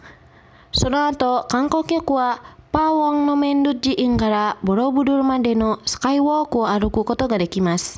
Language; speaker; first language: Japanese; non-native, fluent; Indonesian